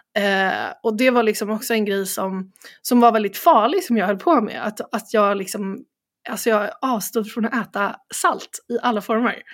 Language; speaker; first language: Swedish; native; Swedish